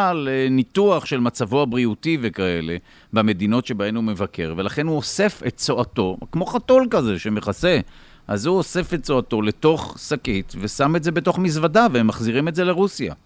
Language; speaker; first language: Hebrew; native; Hebrew